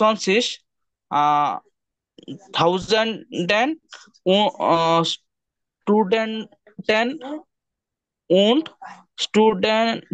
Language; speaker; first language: German; non-native, learner; Bangla